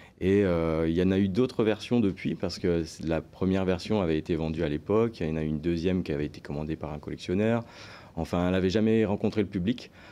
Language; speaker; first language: French; native; French